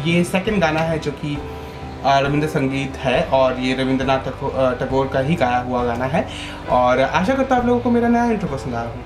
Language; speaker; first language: Hindi; non-native, local second language; Bangla